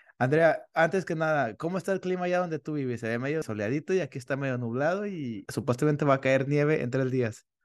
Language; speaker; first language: Spanish; native; Spanish